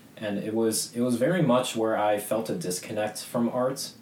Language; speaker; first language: English; native; English